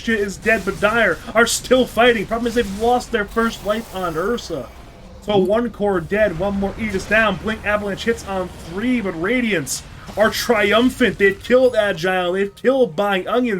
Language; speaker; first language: English; native; English